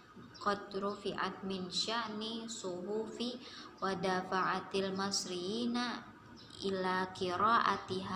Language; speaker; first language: Arabic; non-native, learner; Indonesian